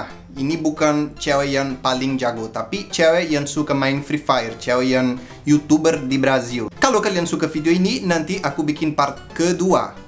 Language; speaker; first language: Indonesian; non-native, fluent; Portuguese